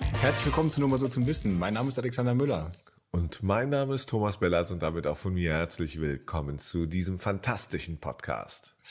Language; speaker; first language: German; native; German